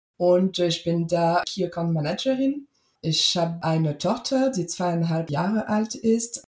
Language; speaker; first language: German; non-native, fluent; French